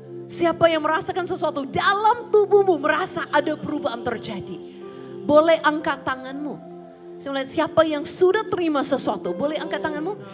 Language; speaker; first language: Indonesian; non-native, fluent; English